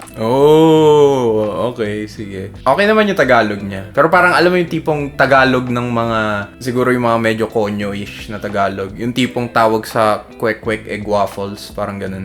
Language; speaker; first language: Filipino; native; Filipino